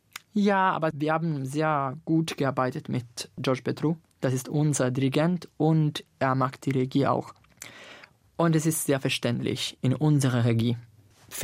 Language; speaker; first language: German; non-native, learner; Italian